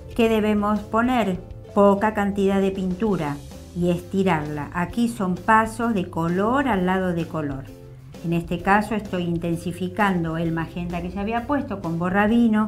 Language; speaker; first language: Spanish; native; Spanish